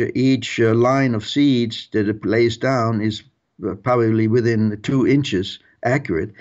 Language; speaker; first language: English; early bilingual, other home language; German